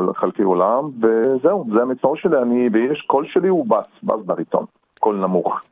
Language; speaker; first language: Hebrew; non-native, fluent; Russian